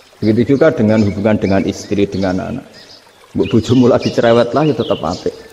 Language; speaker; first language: Indonesian; non-native, local second language; Javanese